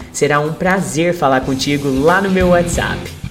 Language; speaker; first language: Portuguese; native; Portuguese